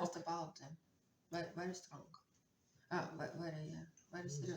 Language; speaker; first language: English; non-native, learner; Russian